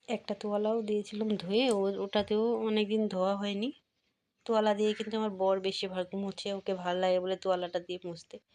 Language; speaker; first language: Bangla; non-native, local second language; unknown